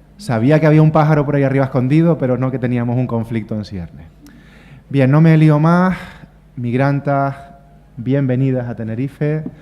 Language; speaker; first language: Spanish; native; Spanish